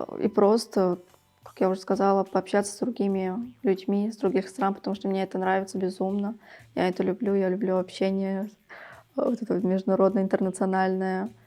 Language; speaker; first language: Russian; early bilingual, other home language; Tajik